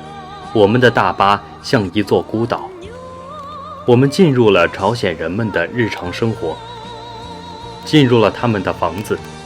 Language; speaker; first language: Chinese; native; Chinese